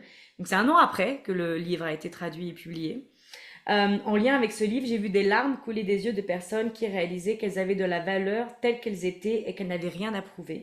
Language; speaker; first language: French; native; French